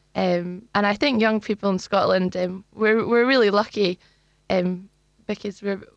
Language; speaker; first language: English; native; English